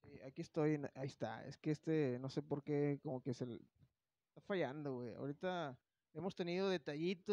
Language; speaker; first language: Spanish; native; Spanish